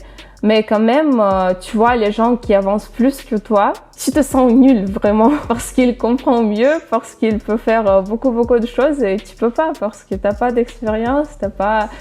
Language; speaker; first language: French; non-native, fluent; Russian